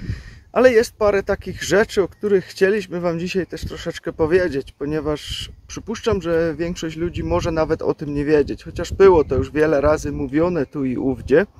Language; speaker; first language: Polish; native; Polish